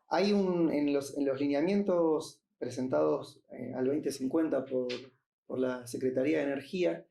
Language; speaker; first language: Spanish; native; Spanish